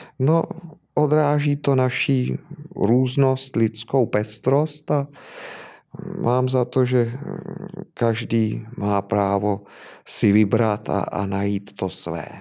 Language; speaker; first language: Czech; native; Czech